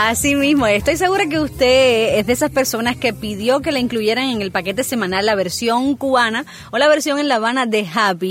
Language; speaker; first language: Spanish; native; Spanish